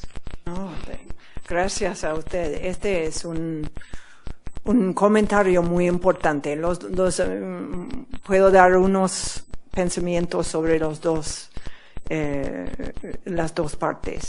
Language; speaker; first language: Spanish; non-native, fluent; English